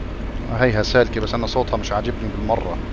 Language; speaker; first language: Arabic; native; Arabic